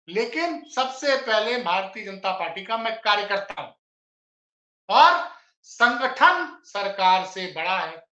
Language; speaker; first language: Hindi; native; Hindi